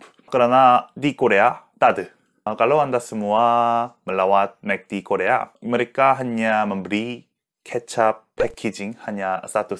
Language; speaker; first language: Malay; non-native, learner; Korean